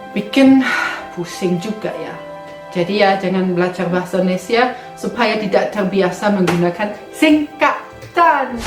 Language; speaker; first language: Indonesian; non-native, fluent; German